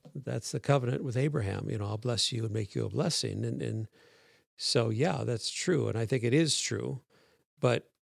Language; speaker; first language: English; native; English